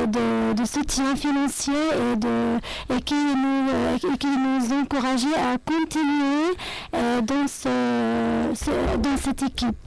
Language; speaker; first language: French; non-native, fluent; Arabic